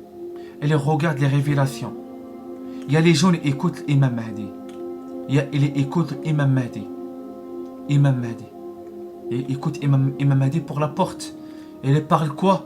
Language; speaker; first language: French; non-native, learner; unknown